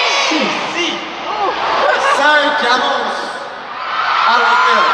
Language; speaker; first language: Spanish; non-native, learner; Korean